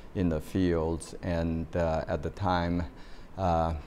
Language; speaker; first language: English; non-native, fluent; Chinese